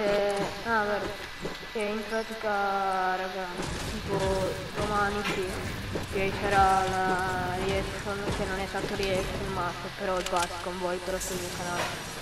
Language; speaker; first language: Italian; native; Italian